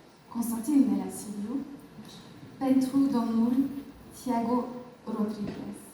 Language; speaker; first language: Romanian; non-native, learner; French